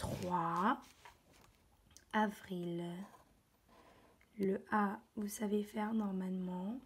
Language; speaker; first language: French; native; French